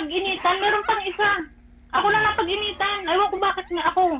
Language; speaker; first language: Filipino; native; Filipino